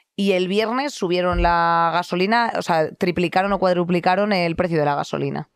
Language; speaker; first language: Spanish; native; Spanish